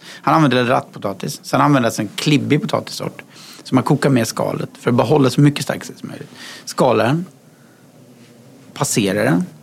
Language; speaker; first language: Swedish; native; Swedish